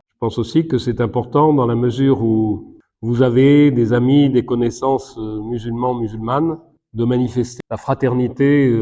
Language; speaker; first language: French; native; French